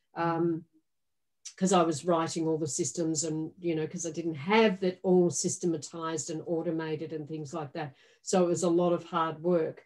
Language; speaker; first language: English; native; English